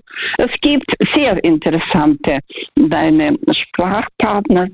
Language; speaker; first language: German; non-native, local second language; Russian